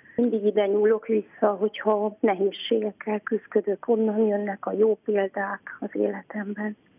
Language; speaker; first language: Hungarian; native; Hungarian